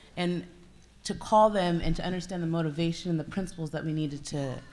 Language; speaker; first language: English; native; English